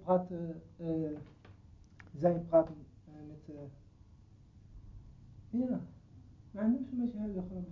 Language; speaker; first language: Dutch; non-native, learner; Arabic